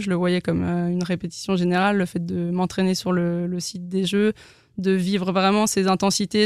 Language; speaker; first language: French; native; French